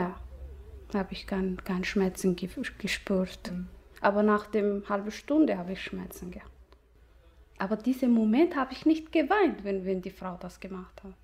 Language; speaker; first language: German; non-native, learner; Somali